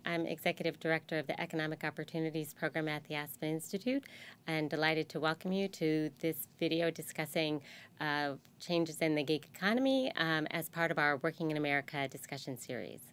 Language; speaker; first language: English; native; English